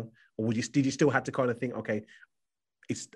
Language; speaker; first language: English; native; English